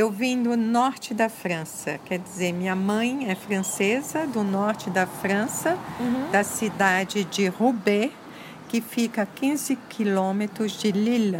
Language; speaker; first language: Portuguese; early bilingual, other home language; French